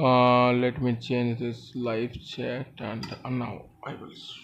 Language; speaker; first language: English; non-native, local second language; Hindi